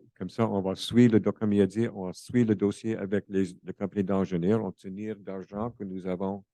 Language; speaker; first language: French; non-native, local second language; English